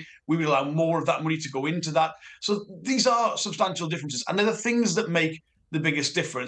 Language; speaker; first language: English; native; English